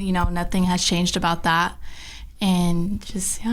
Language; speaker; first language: English; native; English